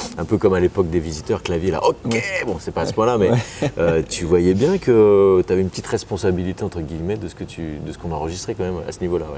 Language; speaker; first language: French; native; French